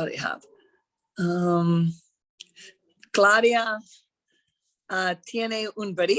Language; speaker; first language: Spanish; non-native, learner; English